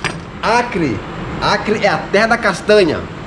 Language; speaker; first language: Portuguese; native; Portuguese